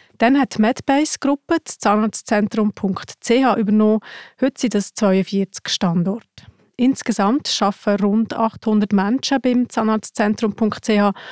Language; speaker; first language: German; native; German